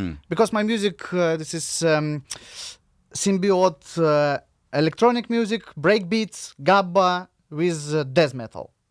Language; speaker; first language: English; non-native, learner; Russian